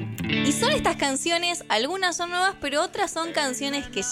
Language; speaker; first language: Spanish; native; Spanish